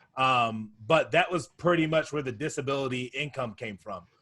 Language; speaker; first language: English; native; English